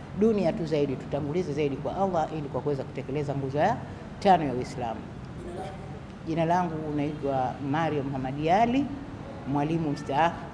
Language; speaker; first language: Swahili; native; Swahili